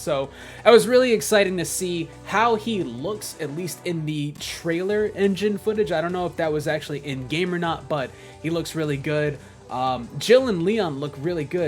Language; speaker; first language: English; native; English